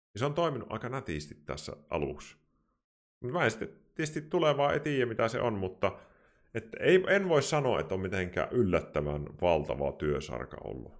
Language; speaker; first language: Finnish; native; Finnish